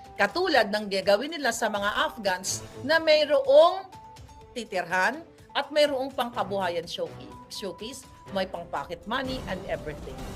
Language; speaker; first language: Filipino; native; Filipino